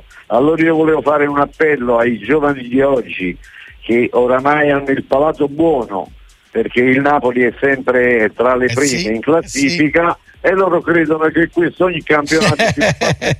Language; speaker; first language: Italian; native; Italian